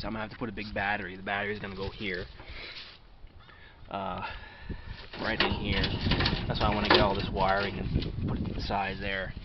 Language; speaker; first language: English; native; English